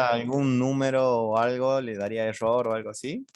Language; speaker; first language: Spanish; native; Spanish